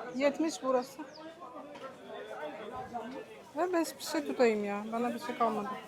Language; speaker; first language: Turkish; non-native, fluent; Russian